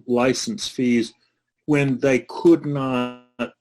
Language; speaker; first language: English; native; English